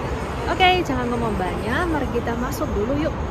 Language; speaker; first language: Indonesian; non-native, fluent; Chinese